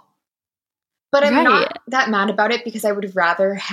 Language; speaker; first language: English; native; English